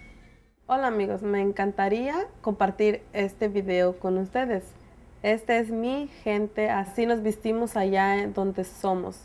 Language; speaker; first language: Spanish; non-native, local second language; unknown